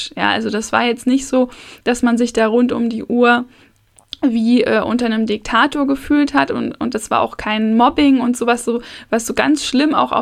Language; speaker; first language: German; native; German